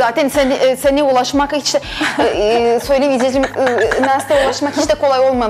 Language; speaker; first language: Turkish; non-native, fluent; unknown